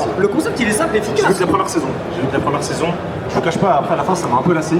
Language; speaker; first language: French; native; French